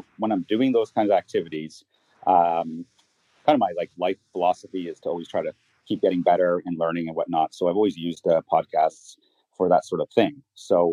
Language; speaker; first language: English; native; English